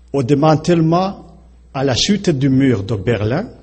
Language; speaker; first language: French; non-native, local second language; Rundi